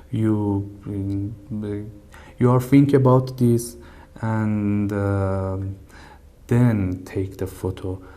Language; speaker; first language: English; non-native, learner; Persian